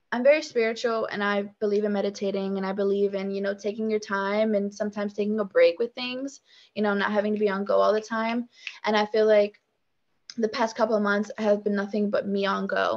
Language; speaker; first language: English; native; English